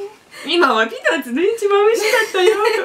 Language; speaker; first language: Japanese; non-native, learner; Russian